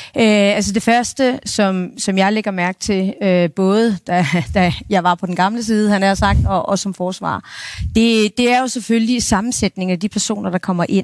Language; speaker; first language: Danish; native; Danish